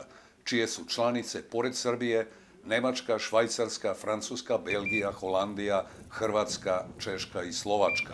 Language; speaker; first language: Bosnian; native; Bosnian